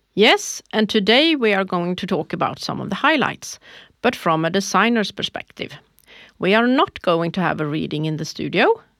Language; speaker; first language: English; non-native, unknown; Swedish